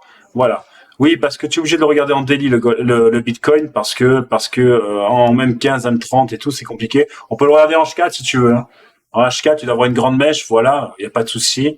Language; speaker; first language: French; native; French